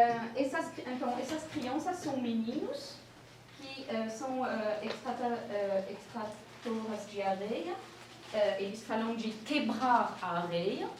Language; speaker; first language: Portuguese; non-native, fluent; French